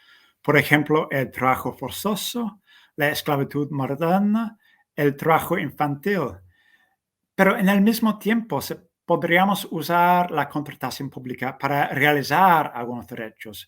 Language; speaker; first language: Spanish; non-native, fluent; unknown